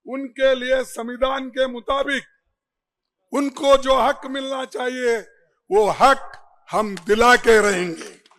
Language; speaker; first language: Hindi; non-native, local second language; Kannada